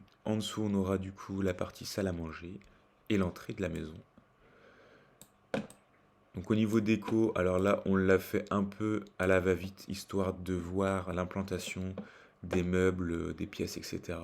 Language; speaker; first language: French; native; French